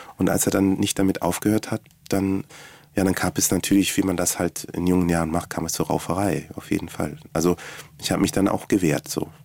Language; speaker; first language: German; early bilingual, other home language; Swahili